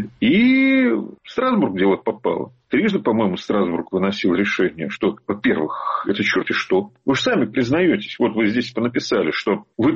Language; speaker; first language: Russian; native; Russian